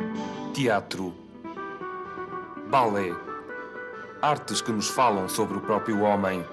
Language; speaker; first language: Portuguese; native; Portuguese